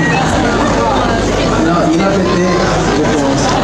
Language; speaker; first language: French; non-native, learner; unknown